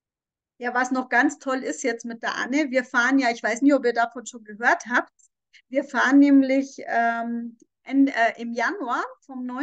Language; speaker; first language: German; native; German